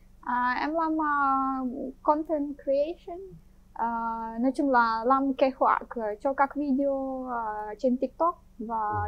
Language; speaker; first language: Vietnamese; non-native, fluent; Ukrainian